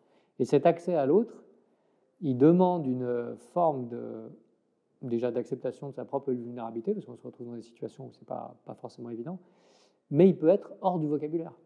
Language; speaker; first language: French; native; French